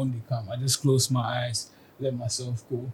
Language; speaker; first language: English; non-native, local second language; Akan